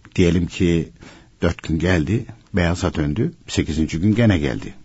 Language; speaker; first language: Turkish; native; Turkish